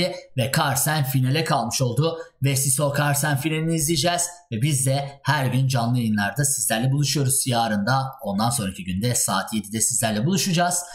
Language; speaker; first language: Turkish; native; Turkish